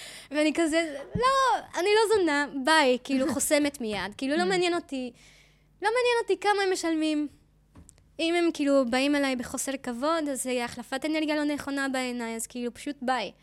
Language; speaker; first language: Hebrew; non-native, fluent; Spanish